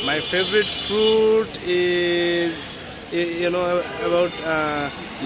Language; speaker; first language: English; non-native, learner; Bangla